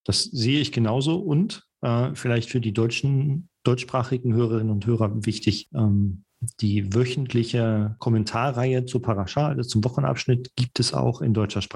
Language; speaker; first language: German; native; German